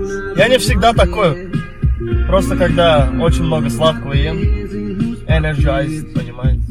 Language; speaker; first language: Russian; non-native, fluent; Turkmen